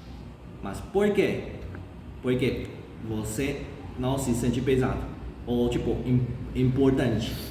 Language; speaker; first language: Portuguese; non-native, fluent; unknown